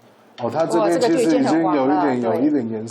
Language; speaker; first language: Chinese; native; Chinese